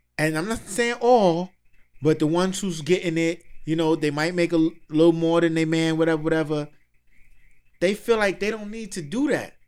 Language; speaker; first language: English; native; English